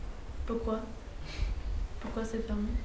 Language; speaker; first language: French; non-native, learner; English